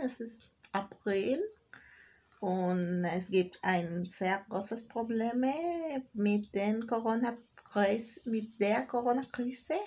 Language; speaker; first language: German; non-native, learner; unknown